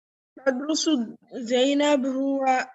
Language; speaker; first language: Arabic; non-native, learner; English